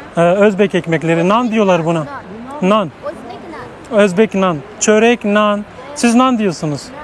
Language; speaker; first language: Turkish; native; Turkish